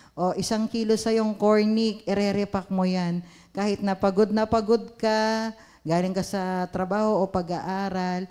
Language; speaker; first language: Filipino; native; Filipino